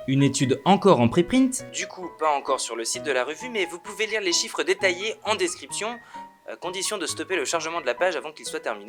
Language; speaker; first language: French; native; French